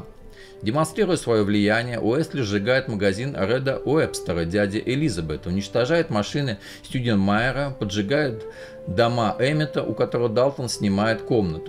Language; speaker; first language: Russian; native; Russian